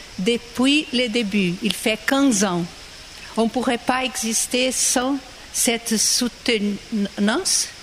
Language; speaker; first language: French; non-native, fluent; Portuguese